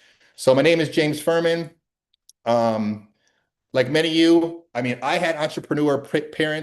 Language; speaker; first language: English; native; English